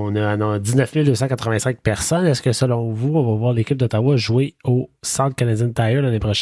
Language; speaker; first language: French; native; French